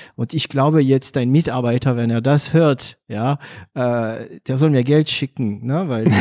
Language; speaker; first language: German; non-native, fluent; French